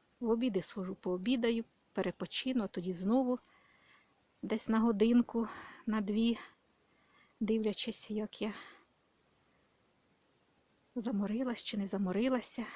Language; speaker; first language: Ukrainian; native; Ukrainian